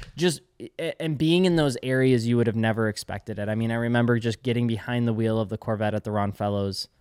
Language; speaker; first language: English; native; English